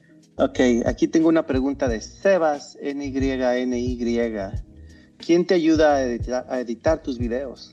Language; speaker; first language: Spanish; non-native, fluent; English